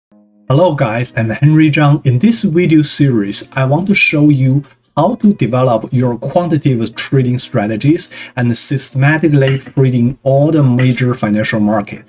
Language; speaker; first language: English; non-native, fluent; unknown